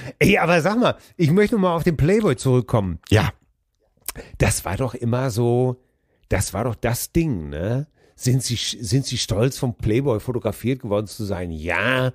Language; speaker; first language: German; native; German